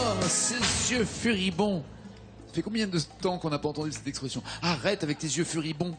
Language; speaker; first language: French; native; French